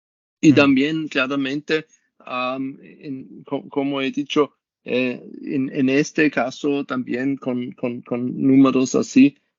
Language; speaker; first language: Spanish; non-native, learner; German